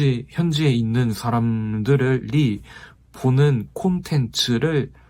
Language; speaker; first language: Korean; non-native, fluent; Japanese